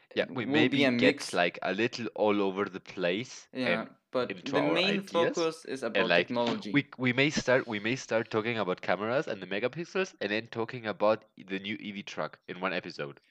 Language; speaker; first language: English; non-native, fluent; German